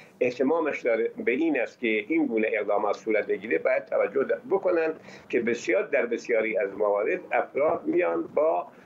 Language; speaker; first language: Persian; native; Persian